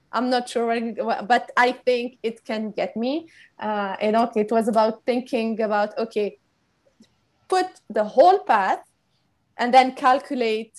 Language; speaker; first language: English; non-native, fluent; French